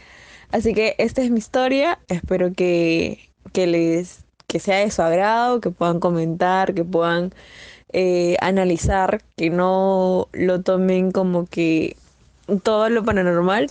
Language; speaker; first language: Spanish; native; Spanish